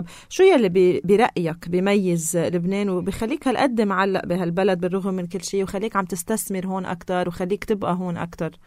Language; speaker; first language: Arabic; native; Arabic